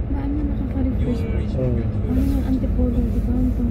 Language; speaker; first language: Korean; non-native, learner; Filipino